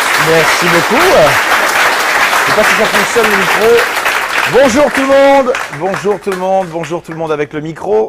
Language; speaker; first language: French; native; French